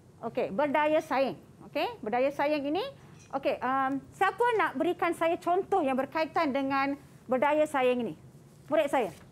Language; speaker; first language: Malay; non-native, local second language; Tamil